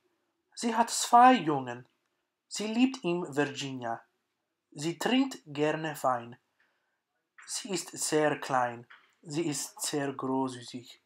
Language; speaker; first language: German; non-native, learner; English